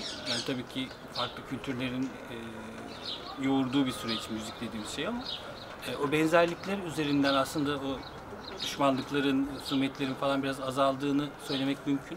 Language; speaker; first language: Turkish; native; Turkish